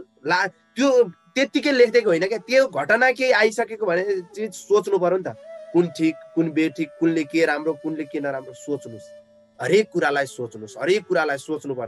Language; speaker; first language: Nepali; native; Nepali